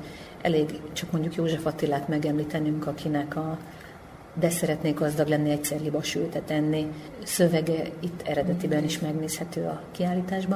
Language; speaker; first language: Hungarian; native; Hungarian